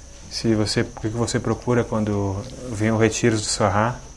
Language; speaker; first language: Portuguese; native; Portuguese